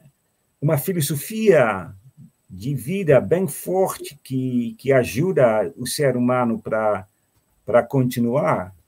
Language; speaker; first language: Portuguese; non-native, fluent; Dutch